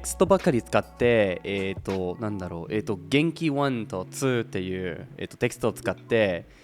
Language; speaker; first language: Japanese; non-native, fluent; English